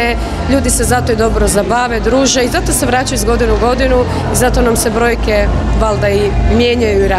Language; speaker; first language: Croatian; native; Croatian